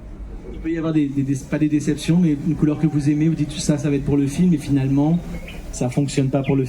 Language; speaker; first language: French; native; French